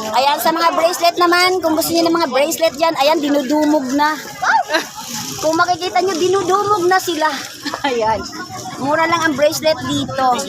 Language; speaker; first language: Filipino; non-native, local second language; Bikol